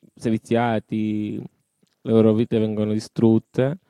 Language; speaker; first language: Italian; native; Italian